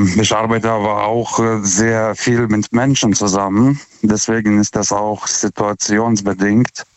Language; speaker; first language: German; non-native, fluent; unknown